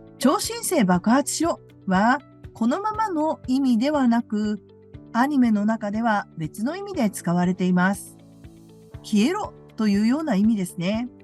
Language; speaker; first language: Japanese; native; Japanese